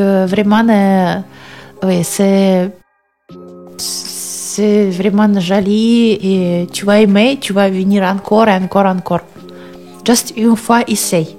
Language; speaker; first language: French; non-native, learner; Russian